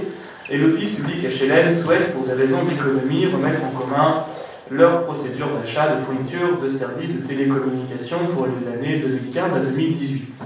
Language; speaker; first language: French; native; French